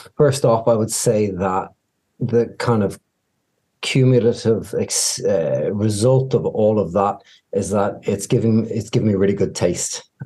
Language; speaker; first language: English; native; English